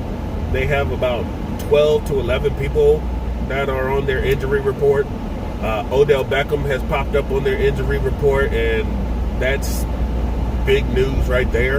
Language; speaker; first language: English; native; English